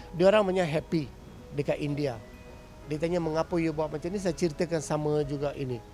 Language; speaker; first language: Malay; non-native, local second language; Tamil